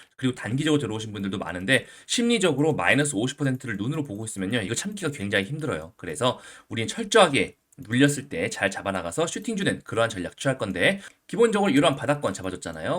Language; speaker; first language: Korean; native; Korean